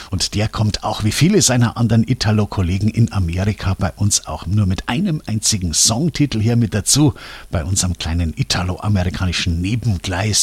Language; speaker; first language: German; native; German